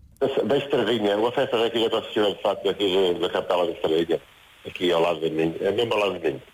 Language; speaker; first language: Portuguese; native; Portuguese